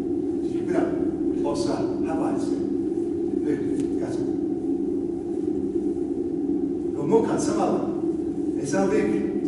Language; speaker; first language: Finnish; non-native, learner; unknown